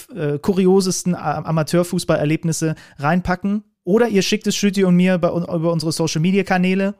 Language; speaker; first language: German; native; German